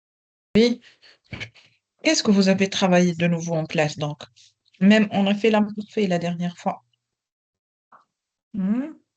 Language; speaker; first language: French; non-native, local second language; Arabic